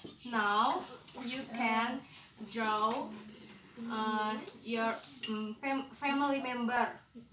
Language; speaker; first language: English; non-native, learner; Indonesian